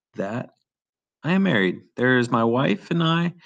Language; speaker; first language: English; native; English